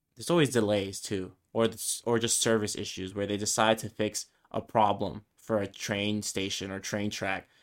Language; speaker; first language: English; early bilingual, other home language; Spanish